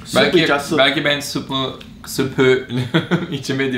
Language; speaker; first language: Turkish; non-native, fluent; Portuguese